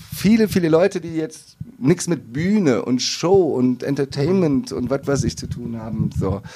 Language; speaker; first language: German; native; German